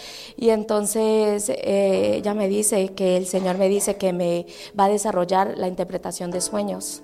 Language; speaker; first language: Spanish; native; Spanish